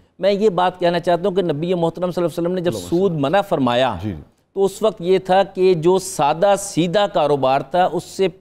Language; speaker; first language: Urdu; native; Urdu